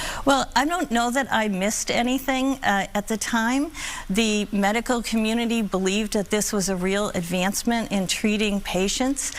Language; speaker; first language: English; native; English